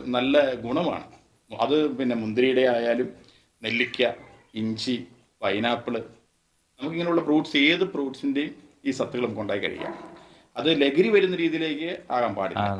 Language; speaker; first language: Malayalam; native; Malayalam